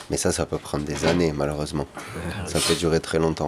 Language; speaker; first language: French; native; French